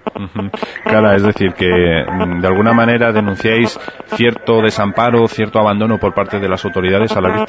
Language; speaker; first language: Spanish; native; Spanish